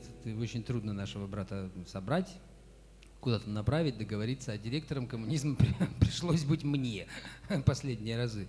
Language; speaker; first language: Russian; native; Russian